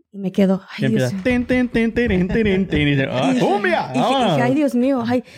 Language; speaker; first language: Spanish; early bilingual, heritage; Spanish